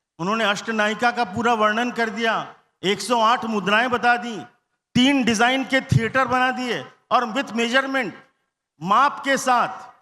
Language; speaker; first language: Hindi; non-native, local second language; Bangla